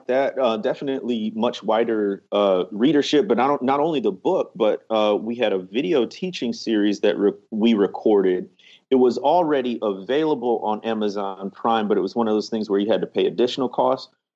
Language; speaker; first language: English; native; English